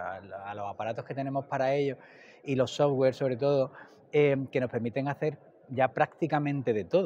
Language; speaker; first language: Spanish; native; Spanish